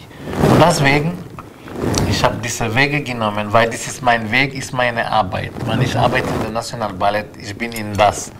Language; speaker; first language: German; non-native, learner; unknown